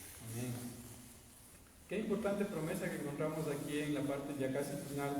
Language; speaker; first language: Spanish; native; Spanish